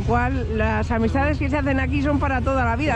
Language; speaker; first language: Spanish; native; Spanish